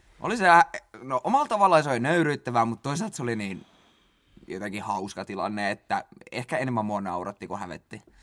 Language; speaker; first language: Finnish; native; Finnish